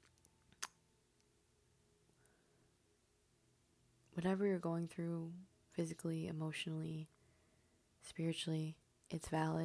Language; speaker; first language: English; early bilingual, other home language; Spanish